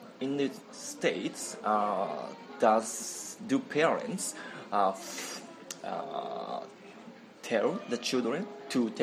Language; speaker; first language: English; non-native, learner; Japanese